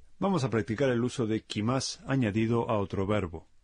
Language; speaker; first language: Spanish; native; Spanish